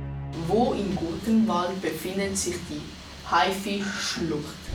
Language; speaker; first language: German; non-native, local second language; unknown